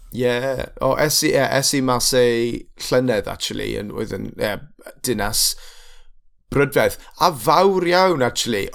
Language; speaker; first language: Welsh; non-native, local second language; English